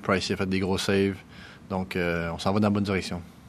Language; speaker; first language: French; native; French